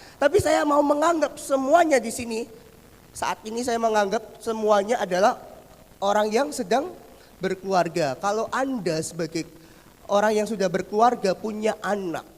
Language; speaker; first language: Indonesian; native; Indonesian